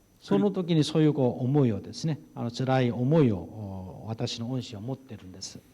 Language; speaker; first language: Japanese; non-native, fluent; Korean